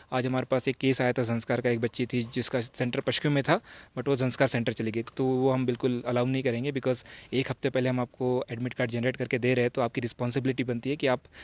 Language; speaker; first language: Hindi; non-native, local second language; Marathi